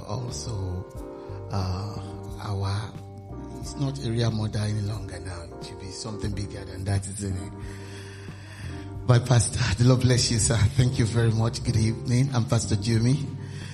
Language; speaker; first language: English; non-native, local second language; Yoruba